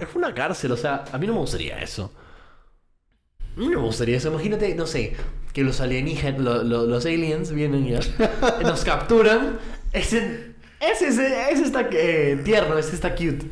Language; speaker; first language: Spanish; early bilingual, heritage; Spanish